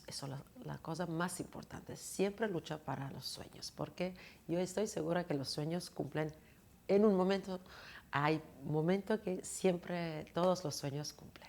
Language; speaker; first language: Spanish; non-native, fluent; Georgian